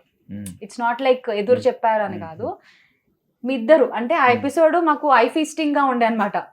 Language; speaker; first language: Telugu; native; Telugu